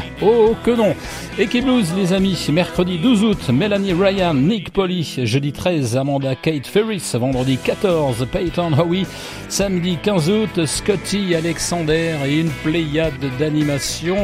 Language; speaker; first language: French; native; French